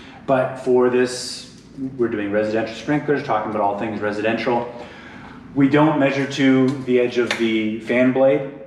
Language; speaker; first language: English; native; English